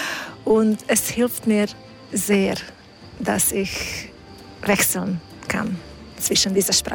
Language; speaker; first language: German; non-native, fluent; Hungarian